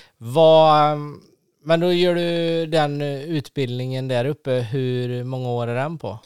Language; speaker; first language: Swedish; native; Swedish